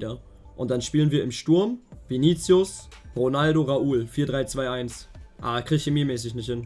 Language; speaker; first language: German; native; German